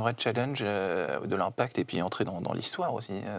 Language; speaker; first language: French; native; French